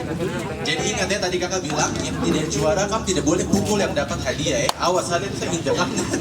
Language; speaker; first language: Malay; native; Malay